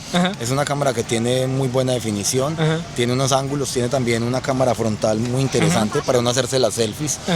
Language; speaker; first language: Spanish; native; Spanish